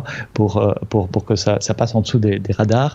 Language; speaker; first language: French; native; French